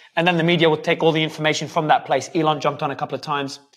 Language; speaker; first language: English; native; English